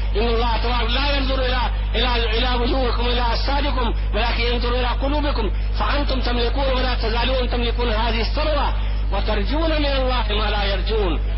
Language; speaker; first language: Arabic; non-native, fluent; Urdu